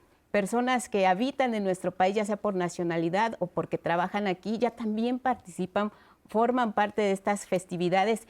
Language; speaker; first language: Spanish; native; Spanish